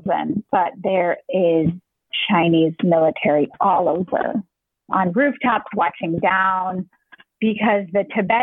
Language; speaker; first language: English; native; English